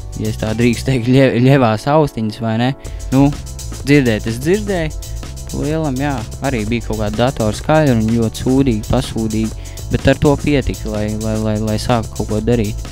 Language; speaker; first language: Latvian; native; Latvian